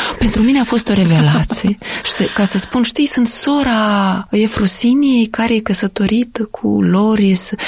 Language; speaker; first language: Romanian; native; Romanian